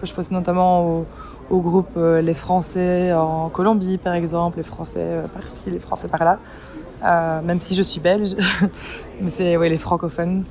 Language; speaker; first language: French; native; French